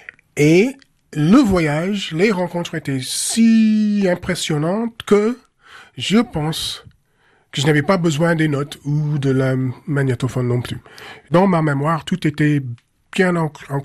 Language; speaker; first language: French; non-native, fluent; English